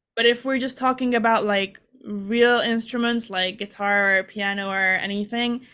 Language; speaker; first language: English; non-native, fluent; Hungarian